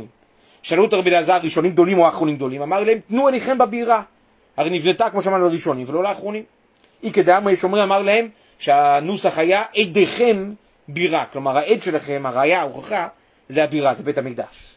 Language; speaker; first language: Hebrew; native; Hebrew